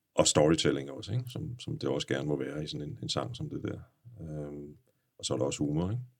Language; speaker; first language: Danish; native; Danish